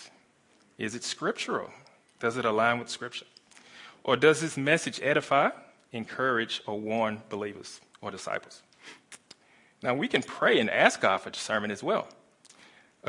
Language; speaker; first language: English; native; English